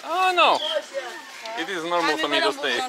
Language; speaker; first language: English; non-native, learner; Russian